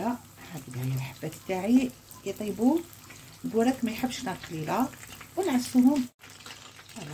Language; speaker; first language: Arabic; native; Arabic